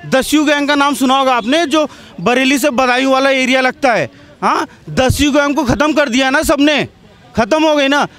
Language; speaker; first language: Hindi; native; Hindi